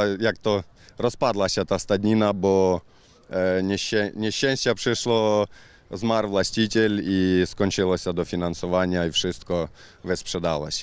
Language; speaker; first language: Polish; non-native, learner; Ukrainian